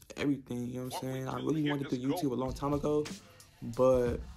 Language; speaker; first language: English; native; English